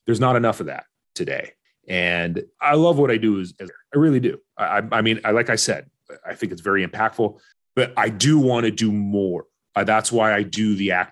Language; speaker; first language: English; early bilingual, other home language; Arabic